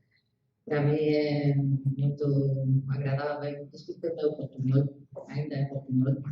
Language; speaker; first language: Portuguese; non-native, learner; Spanish